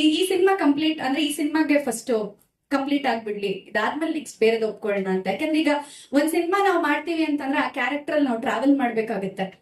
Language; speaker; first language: Kannada; native; Kannada